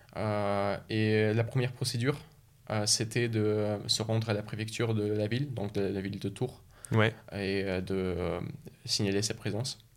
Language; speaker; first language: French; early bilingual, other home language; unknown